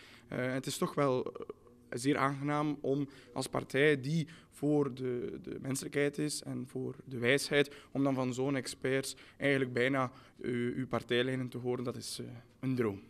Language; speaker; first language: Dutch; native; Dutch